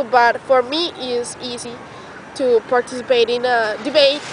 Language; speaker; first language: English; non-native, learner; Spanish